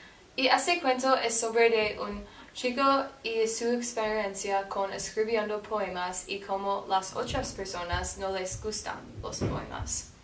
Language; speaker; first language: Spanish; non-native, learner; English